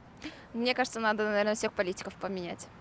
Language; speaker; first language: Russian; native; Russian